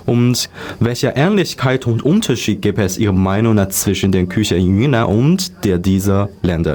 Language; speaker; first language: German; non-native, learner; Chinese